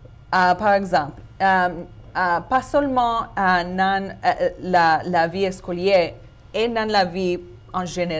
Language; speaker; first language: Haitian Creole; non-native, learner; English